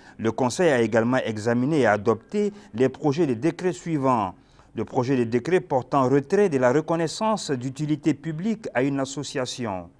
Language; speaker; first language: French; non-native, local second language; Arabic